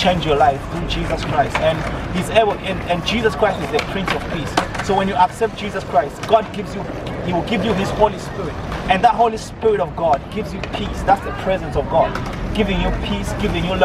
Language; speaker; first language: English; non-native, local second language; Shona